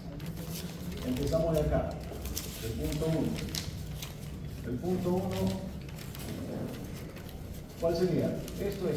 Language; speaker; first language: Spanish; native; Spanish